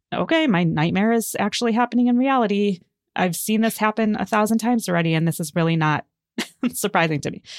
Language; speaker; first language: English; native; English